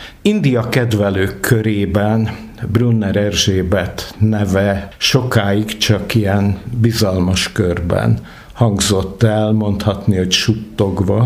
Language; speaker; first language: Hungarian; native; Hungarian